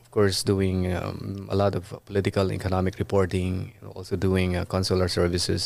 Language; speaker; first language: English; non-native, local second language; Iloko